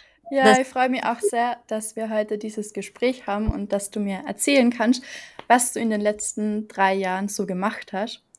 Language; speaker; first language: German; native; German